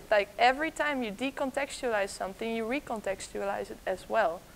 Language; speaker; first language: English; non-native, fluent; Dutch